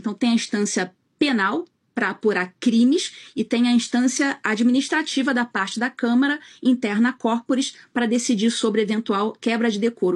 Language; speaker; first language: Portuguese; native; Portuguese